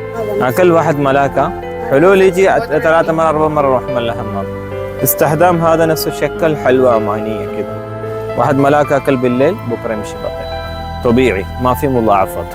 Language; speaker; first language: Arabic; non-native, learner; Malayalam